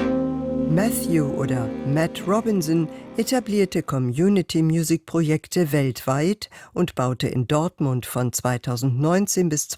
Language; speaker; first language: German; native; German